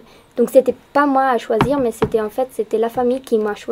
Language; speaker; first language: French; non-native, fluent; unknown